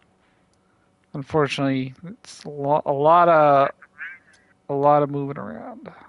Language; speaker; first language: English; native; English